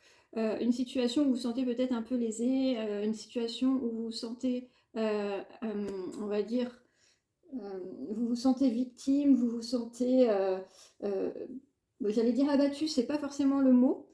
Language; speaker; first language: French; native; French